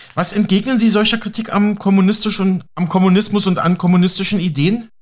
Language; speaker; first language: German; native; German